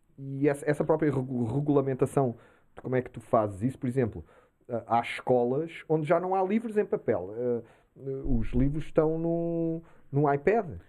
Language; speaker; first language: Portuguese; early bilingual, heritage; Portuguese